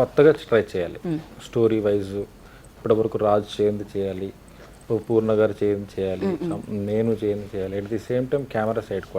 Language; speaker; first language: Telugu; native; Telugu